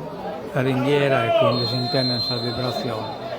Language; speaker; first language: Italian; native; Italian